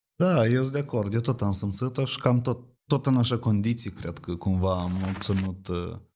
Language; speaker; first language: Romanian; native; Romanian